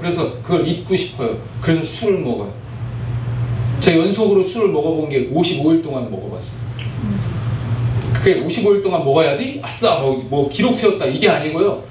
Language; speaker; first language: Korean; native; Korean